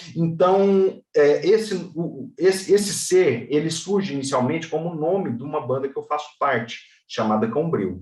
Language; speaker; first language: Portuguese; native; Portuguese